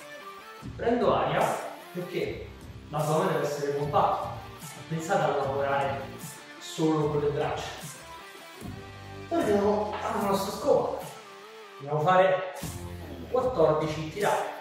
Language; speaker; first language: Italian; native; Italian